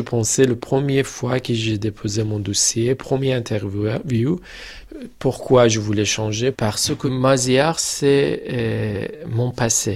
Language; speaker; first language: French; non-native, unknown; Persian